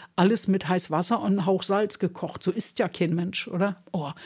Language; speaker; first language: German; native; German